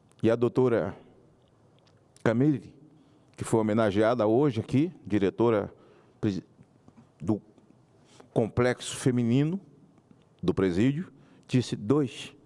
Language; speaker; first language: Portuguese; native; Portuguese